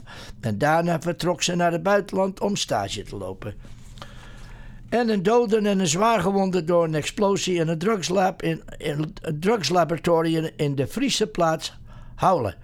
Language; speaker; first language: Dutch; native; Dutch